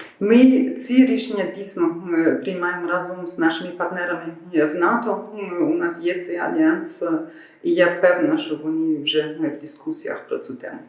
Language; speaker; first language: Ukrainian; non-native, learner; German